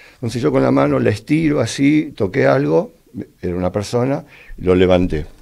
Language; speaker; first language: Spanish; native; Spanish